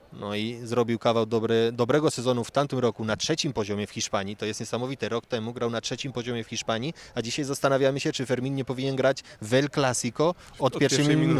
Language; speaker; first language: Polish; native; Polish